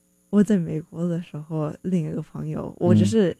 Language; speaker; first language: Chinese; non-native, fluent; English